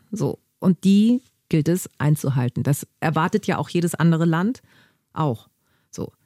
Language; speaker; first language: German; native; German